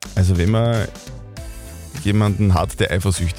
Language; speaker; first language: German; native; German